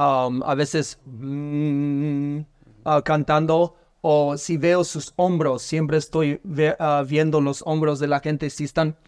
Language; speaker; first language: Spanish; non-native, learner; English